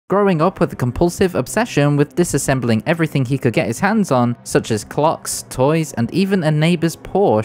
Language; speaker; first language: English; native; English